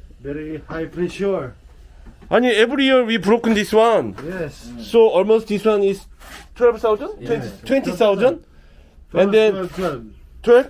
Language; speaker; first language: English; non-native, learner; Korean